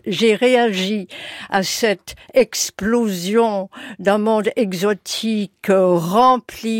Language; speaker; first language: French; non-native, fluent; English